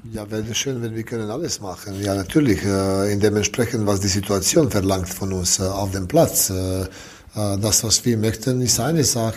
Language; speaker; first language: German; non-native, learner; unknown